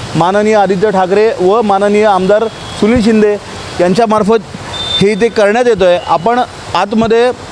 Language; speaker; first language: Marathi; native; Marathi